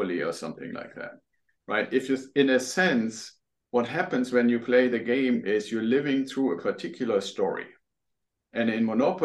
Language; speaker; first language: English; non-native, fluent; German